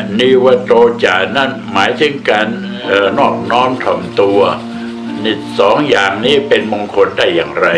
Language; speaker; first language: Thai; native; Thai